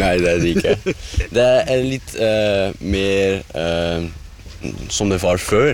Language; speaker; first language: Norwegian; non-native, fluent; Dutch